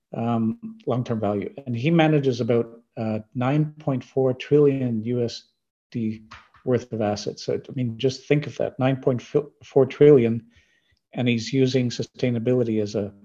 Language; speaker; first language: English; native; English